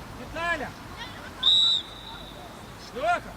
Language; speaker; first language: Russian; native; Russian